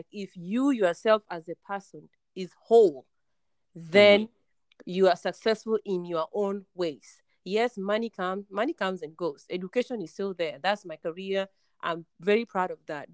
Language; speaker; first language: English; non-native, local second language; Luo (Kenya and Tanzania)